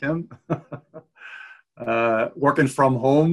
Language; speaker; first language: English; native; English